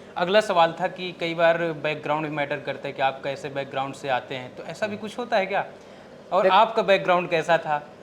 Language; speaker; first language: Hindi; native; Hindi